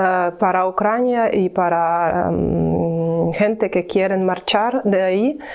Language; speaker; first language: Spanish; non-native, learner; Ukrainian